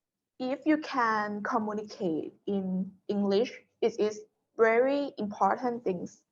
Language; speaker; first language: English; non-native, learner; Thai